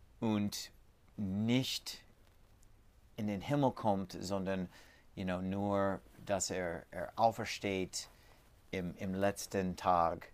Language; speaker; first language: German; non-native, learner; English